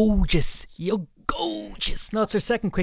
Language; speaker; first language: English; native; English